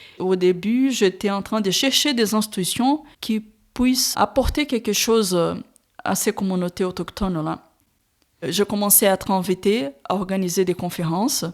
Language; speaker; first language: French; non-native, fluent; Portuguese